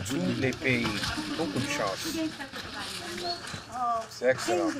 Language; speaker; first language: French; non-native, learner; English